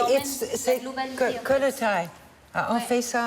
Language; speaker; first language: French; non-native, learner; English